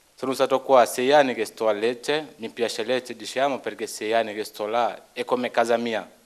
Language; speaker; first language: Italian; non-native, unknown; Luo (Kenya and Tanzania)